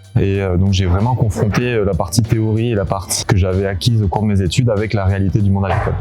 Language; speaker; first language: French; native; French